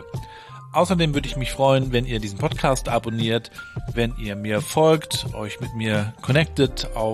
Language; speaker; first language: German; native; German